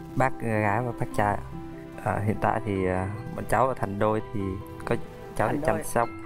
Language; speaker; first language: Vietnamese; native; Vietnamese